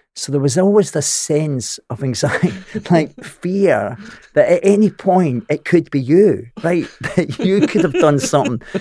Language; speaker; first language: English; native; English